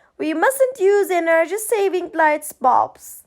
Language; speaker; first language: English; non-native, fluent; Turkish